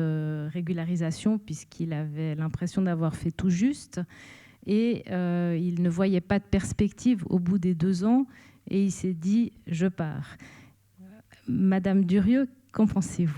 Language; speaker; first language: French; native; French